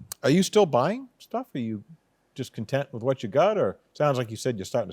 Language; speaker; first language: English; native; English